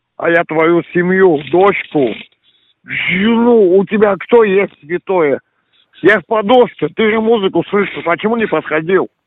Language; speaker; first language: Russian; non-native, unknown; Armenian